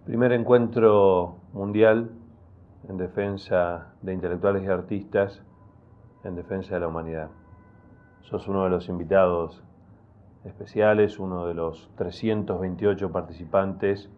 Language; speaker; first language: Spanish; native; Spanish